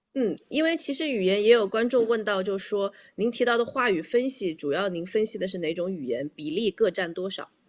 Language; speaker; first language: Chinese; native; Chinese